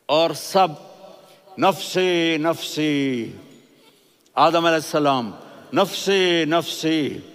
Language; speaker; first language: Urdu; non-native, local second language; Punjabi